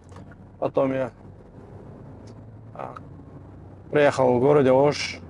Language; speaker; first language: Russian; non-native, local second language; Kyrgyz